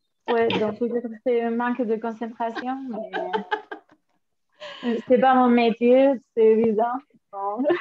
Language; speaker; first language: French; non-native, fluent; Spanish